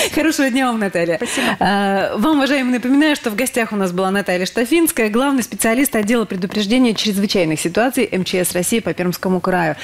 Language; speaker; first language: Russian; native; Russian